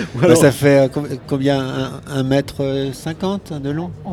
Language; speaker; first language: French; native; French